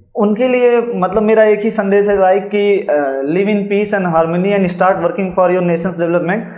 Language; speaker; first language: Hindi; native; Hindi